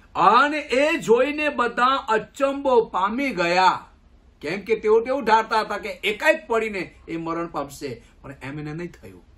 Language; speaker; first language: Gujarati; non-native, local second language; Gamit